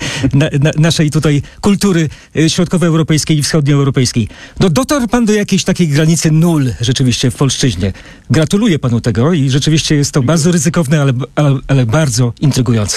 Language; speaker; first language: Polish; native; Polish